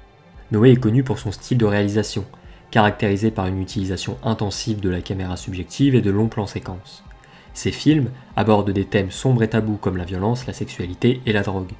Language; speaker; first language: French; native; French